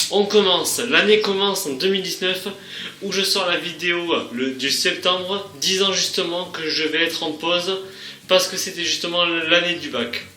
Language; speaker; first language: French; native; French